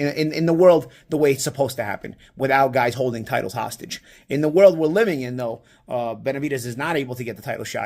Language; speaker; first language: English; native; English